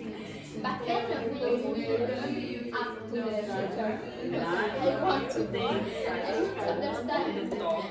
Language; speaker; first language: English; non-native, learner; Italian